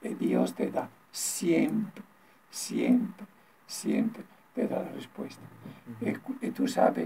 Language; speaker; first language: Spanish; non-native, learner; Italian